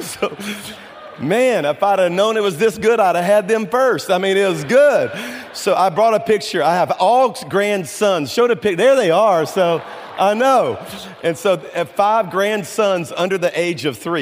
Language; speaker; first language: English; native; English